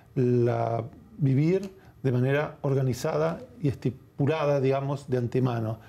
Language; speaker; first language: Spanish; native; Spanish